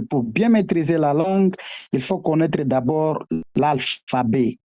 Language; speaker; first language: French; non-native, local second language; Swahili